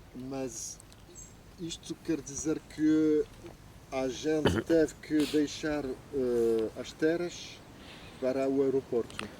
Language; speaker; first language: Portuguese; non-native, fluent; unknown